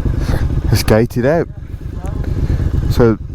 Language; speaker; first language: English; native; English